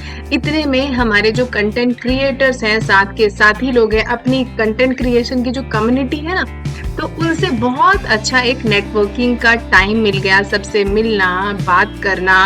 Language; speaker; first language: Hindi; native; Hindi